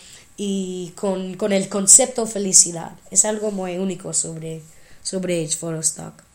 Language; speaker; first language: Spanish; non-native, fluent; English